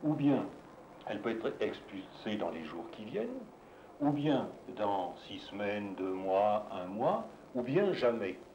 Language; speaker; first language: French; native; French